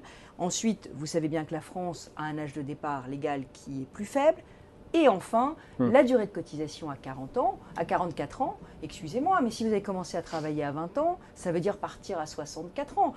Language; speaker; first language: French; native; French